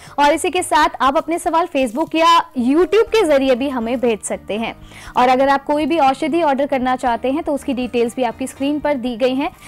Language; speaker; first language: Hindi; native; Hindi